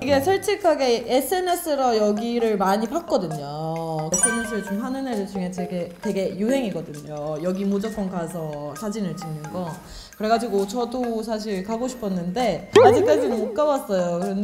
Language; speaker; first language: Korean; non-native, fluent; Finnish